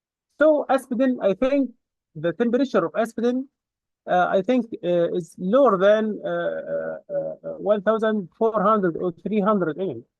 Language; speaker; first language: English; non-native, fluent; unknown